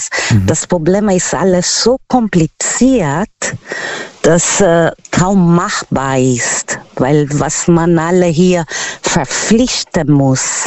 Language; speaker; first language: German; non-native, learner; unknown